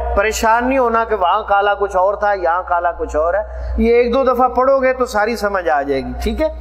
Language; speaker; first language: Urdu; non-native, local second language; Punjabi